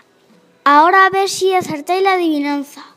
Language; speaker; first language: Spanish; native; Spanish